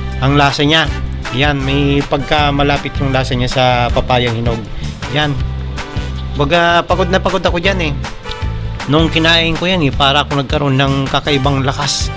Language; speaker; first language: Filipino; non-native, local second language; Bikol